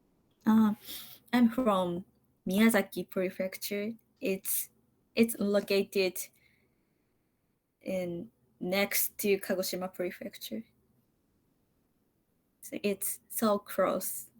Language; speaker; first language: English; non-native, learner; Japanese